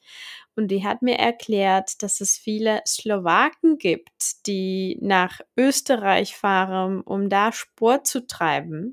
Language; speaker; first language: German; non-native, fluent; Czech